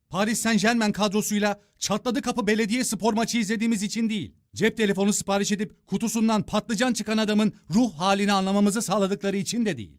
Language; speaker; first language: Turkish; native; Turkish